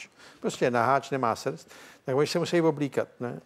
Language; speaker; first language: Czech; native; Czech